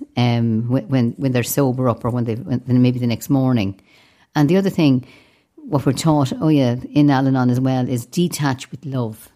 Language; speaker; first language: English; native; English